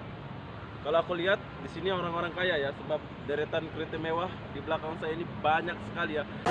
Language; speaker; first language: Indonesian; non-native, local second language; Sasak